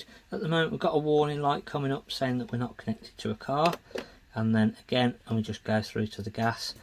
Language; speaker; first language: English; native; English